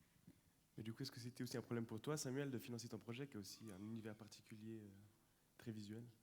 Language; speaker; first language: French; native; French